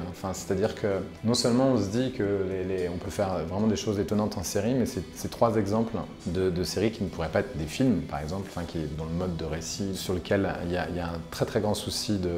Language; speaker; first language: French; native; French